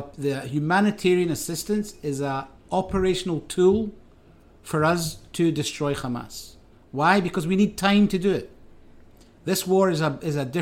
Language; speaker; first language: English; native; English